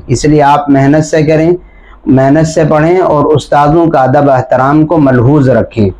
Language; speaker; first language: Hindi; native; Hindi